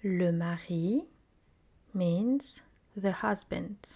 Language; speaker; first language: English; non-native, fluent; French